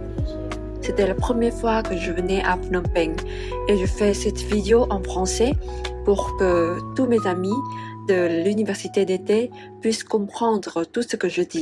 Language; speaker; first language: French; non-native, fluent; Vietnamese